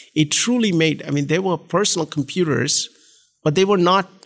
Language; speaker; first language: English; non-native, local second language; Malayalam